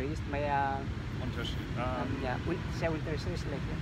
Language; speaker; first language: German; non-native, learner; Vietnamese